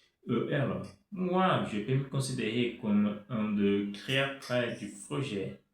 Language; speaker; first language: French; non-native, fluent; Portuguese